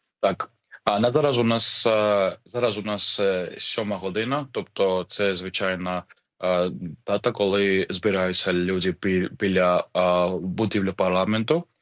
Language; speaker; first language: Ukrainian; non-native, fluent; Georgian